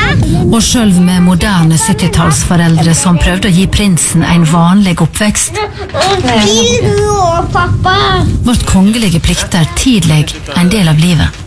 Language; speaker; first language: Norwegian; native; Norwegian